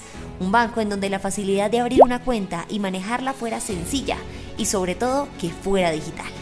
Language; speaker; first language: Spanish; native; Spanish